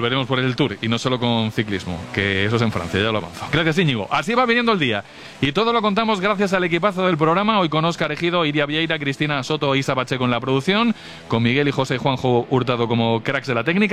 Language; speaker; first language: Spanish; native; Spanish